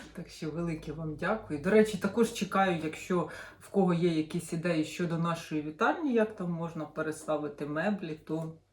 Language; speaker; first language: Ukrainian; native; Ukrainian